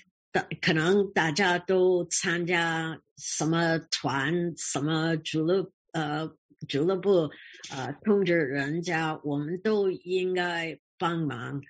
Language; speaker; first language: Chinese; early bilingual, heritage; English